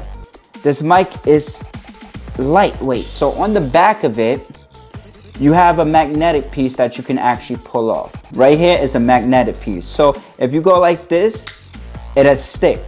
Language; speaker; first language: English; native; English